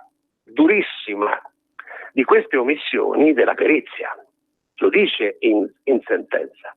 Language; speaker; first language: Italian; native; Italian